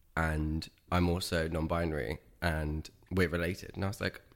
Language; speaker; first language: English; native; English